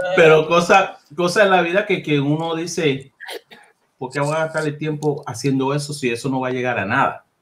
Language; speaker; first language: Spanish; early bilingual, heritage; Spanish